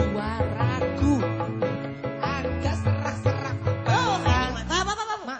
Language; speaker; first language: Indonesian; non-native, local second language; Sundanese